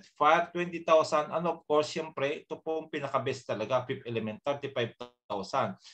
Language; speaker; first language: Filipino; native; Filipino